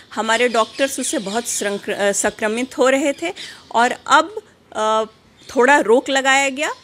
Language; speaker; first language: Hindi; native; Hindi